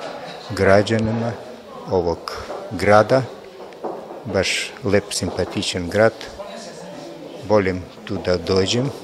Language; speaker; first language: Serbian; non-native, fluent; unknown